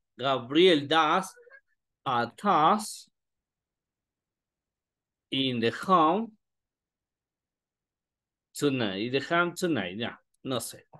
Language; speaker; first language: English; non-native, learner; Spanish